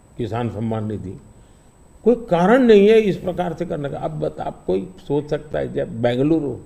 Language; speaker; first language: Hindi; non-native, local second language; Gujarati